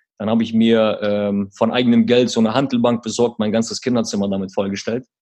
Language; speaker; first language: German; early bilingual, other home language; Russian